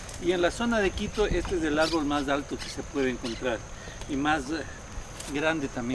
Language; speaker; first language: Spanish; native; Spanish